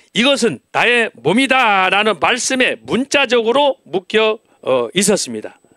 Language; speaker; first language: Korean; native; Korean